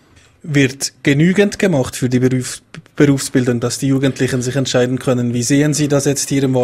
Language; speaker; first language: German; native; German